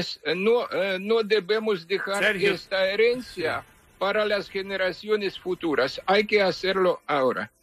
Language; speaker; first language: Spanish; non-native, fluent; Ukrainian